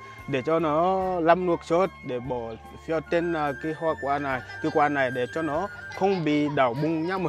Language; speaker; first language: Vietnamese; non-native, learner; Portuguese